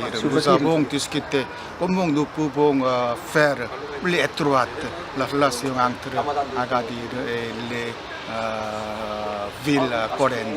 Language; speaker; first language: French; non-native, learner; Korean